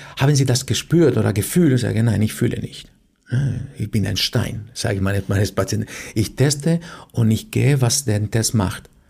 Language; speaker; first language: German; non-native, fluent; Spanish